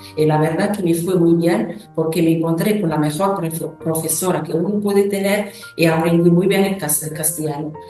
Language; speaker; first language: Spanish; non-native, fluent; Arabic